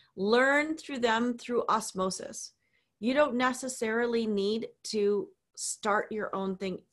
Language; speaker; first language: English; native; English